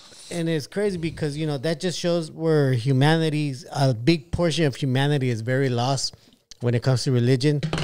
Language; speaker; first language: English; native; English